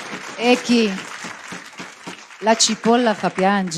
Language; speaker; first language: Italian; native; Italian